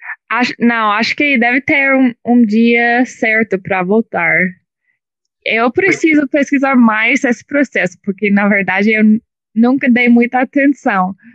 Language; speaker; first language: Portuguese; non-native, learner; English